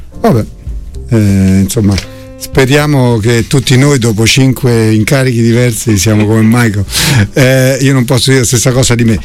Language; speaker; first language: Italian; native; Italian